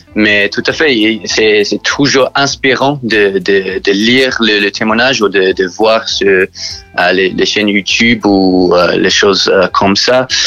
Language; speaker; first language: French; non-native, learner; English